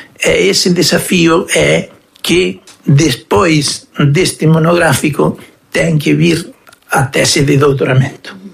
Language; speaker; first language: Galician; native; Galician